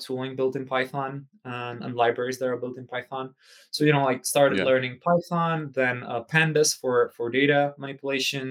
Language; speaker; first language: English; non-native, fluent; Czech